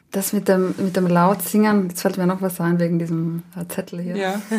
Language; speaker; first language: German; non-native, local second language; Ladin